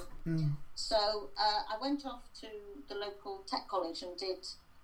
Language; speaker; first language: English; native; English